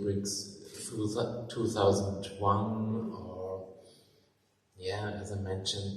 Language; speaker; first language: English; non-native, fluent; German